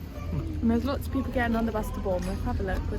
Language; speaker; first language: English; native; English